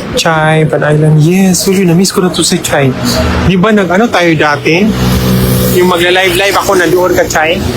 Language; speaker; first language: Filipino; non-native, local second language; Cebuano